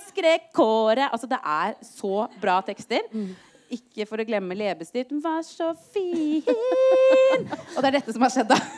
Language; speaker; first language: Norwegian; native; Norwegian